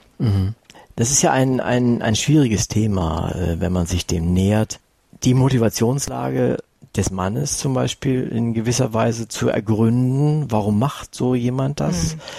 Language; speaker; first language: German; native; German